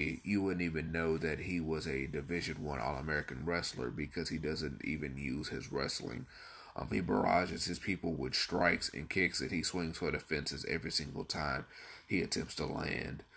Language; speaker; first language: English; native; English